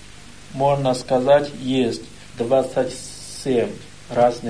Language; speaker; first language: Russian; non-native, learner; Chinese